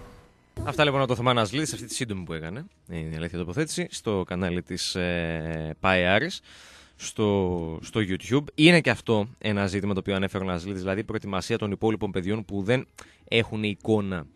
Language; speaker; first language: Greek; native; Greek